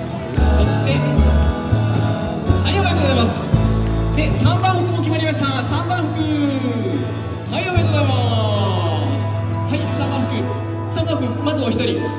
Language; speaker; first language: Japanese; native; Japanese